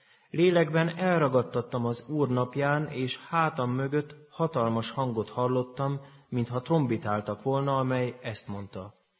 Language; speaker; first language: Hungarian; native; Hungarian